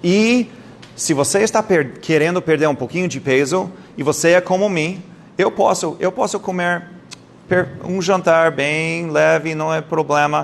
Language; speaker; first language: Portuguese; non-native, fluent; English